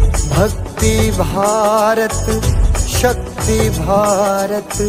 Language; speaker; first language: Hindi; non-native, local second language; Gujarati